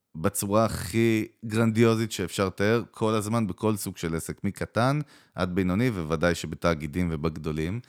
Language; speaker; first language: Hebrew; native; Hebrew